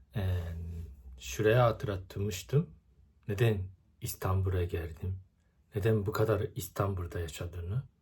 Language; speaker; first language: Turkish; non-native, fluent; Japanese